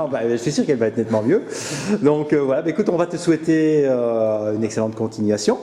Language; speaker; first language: French; native; French